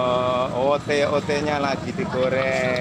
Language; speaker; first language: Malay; non-native, local second language; Javanese